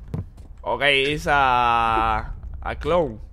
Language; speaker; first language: English; non-native, learner; Spanish